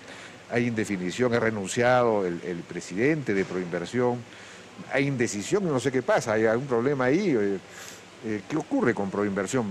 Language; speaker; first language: Spanish; native; Spanish